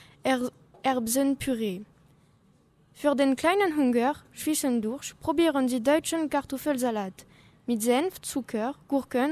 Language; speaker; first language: German; non-native, learner; French